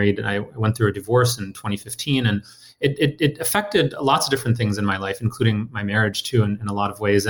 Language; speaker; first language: English; native; English